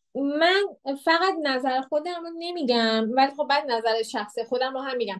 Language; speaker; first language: Persian; native; Persian